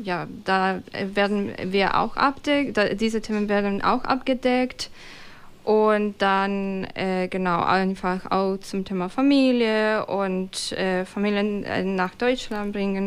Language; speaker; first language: German; non-native, fluent; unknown